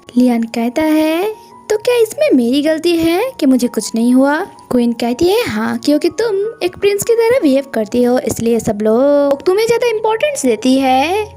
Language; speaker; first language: Hindi; non-native, local second language; Bangla